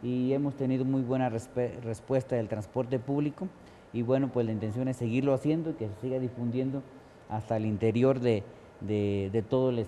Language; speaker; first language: Spanish; native; Spanish